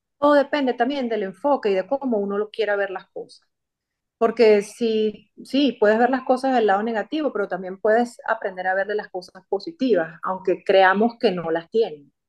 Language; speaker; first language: Spanish; native; Spanish